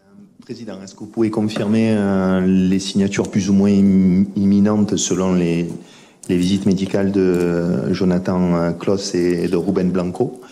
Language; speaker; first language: French; native; French